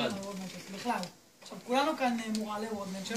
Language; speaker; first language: Hebrew; native; Hebrew